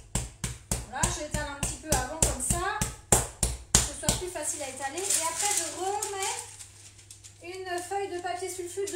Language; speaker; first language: French; native; French